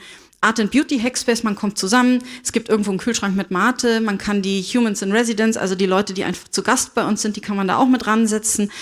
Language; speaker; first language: German; native; German